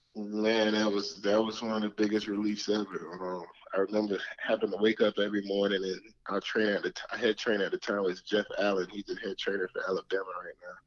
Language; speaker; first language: English; native; English